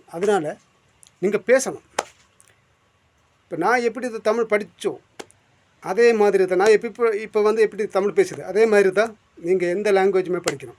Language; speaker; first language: Tamil; non-native, local second language; Malayalam